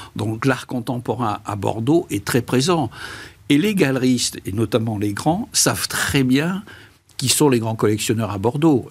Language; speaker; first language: French; native; French